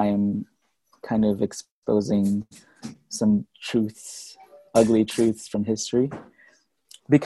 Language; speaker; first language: English; non-native, local second language; Filipino